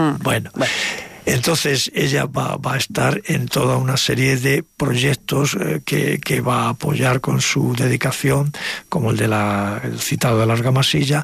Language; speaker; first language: Spanish; native; Spanish